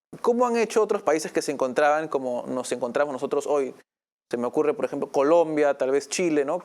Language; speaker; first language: Spanish; native; Spanish